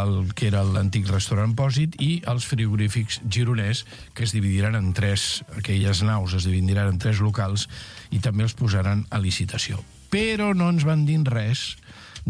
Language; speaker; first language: Catalan; native; Catalan